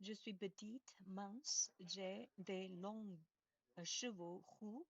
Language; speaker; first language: French; non-native, learner; Chinese